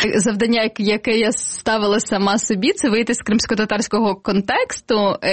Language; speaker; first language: Ukrainian; non-native, local second language; Crimean Tatar